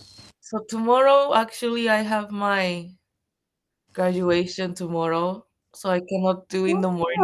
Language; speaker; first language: English; non-native, fluent; Japanese